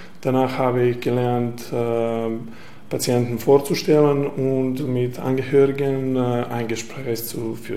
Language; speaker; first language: German; non-native, learner; Serbian